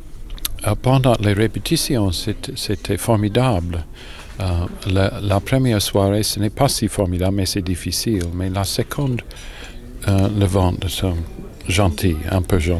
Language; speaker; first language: French; non-native, learner; English